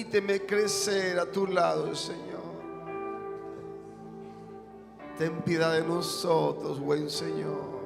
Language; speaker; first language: Spanish; native; Spanish